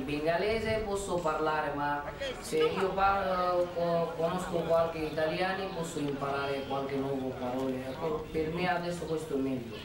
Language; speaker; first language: Italian; non-native, learner; Bangla